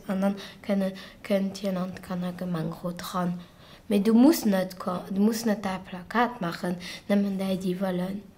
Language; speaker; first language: German; non-native, local second language; Luxembourgish